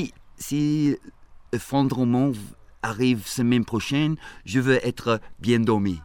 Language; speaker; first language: French; non-native, fluent; English